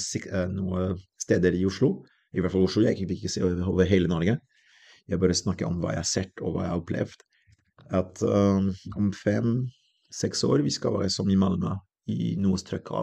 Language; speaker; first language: Norwegian; non-native, fluent; French